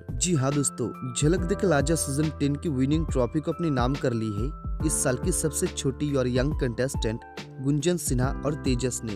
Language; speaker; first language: Hindi; native; Hindi